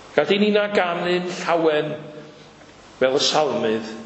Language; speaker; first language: Welsh; native; Welsh